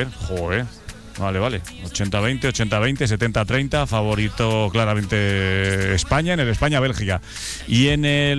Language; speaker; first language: Spanish; native; Spanish